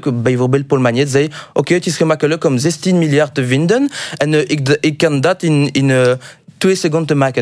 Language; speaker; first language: Dutch; non-native, local second language; French